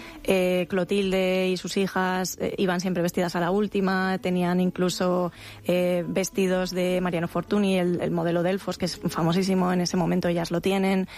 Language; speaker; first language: Spanish; native; Spanish